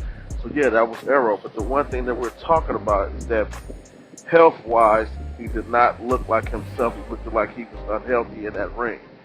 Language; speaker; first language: English; native; English